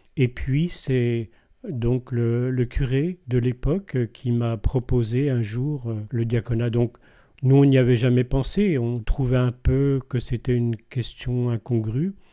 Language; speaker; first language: French; native; French